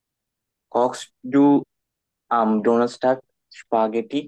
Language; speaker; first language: German; non-native, learner; Bangla